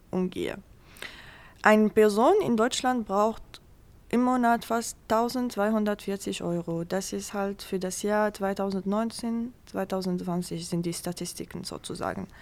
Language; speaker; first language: German; non-native, fluent; Arabic